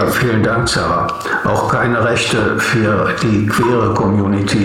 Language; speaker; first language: German; native; German